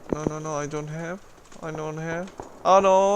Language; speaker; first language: English; non-native, learner; Korean